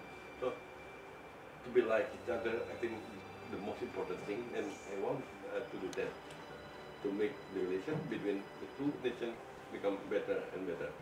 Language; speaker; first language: English; non-native, fluent; Indonesian